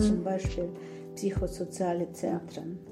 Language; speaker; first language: German; non-native, fluent; Russian